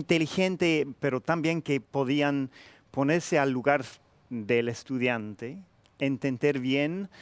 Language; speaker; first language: Spanish; non-native, fluent; English